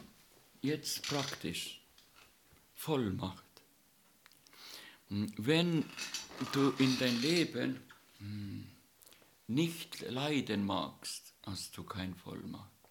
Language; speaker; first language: German; non-native, learner; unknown